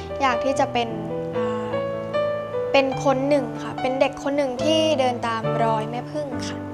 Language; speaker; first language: Thai; native; Thai